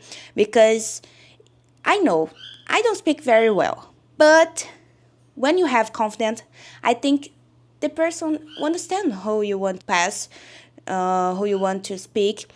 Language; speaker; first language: English; non-native, learner; Portuguese